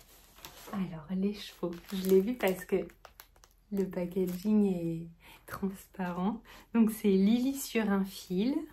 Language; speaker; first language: French; native; French